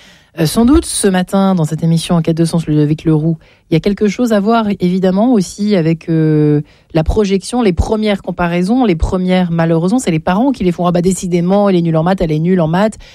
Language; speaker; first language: French; native; French